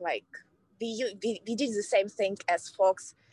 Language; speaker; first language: English; non-native, fluent; Kazakh